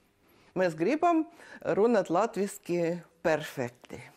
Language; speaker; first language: Latvian; non-native, learner; Ukrainian